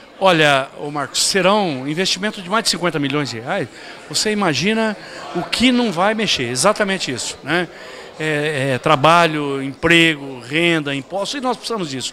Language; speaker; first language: Portuguese; native; Portuguese